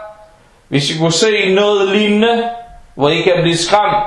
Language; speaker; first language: Danish; non-native, fluent; Arabic